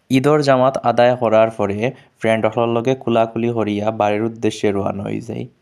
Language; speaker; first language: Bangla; native; Bangla